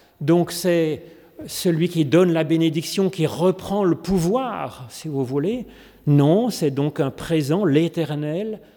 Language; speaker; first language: French; native; French